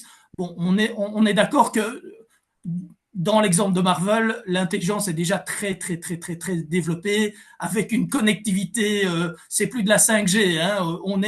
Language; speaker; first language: French; native; French